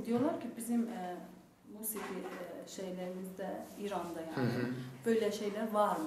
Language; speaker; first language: Turkish; non-native, fluent; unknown